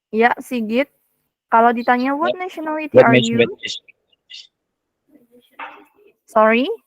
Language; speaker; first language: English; non-native, fluent; Indonesian